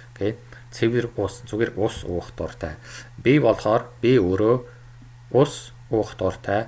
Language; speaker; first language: Mongolian; non-native, fluent; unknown